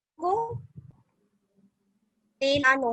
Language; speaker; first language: Spanish; non-native, learner; Hindi